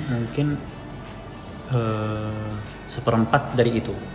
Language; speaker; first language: Indonesian; non-native, fluent; Arabic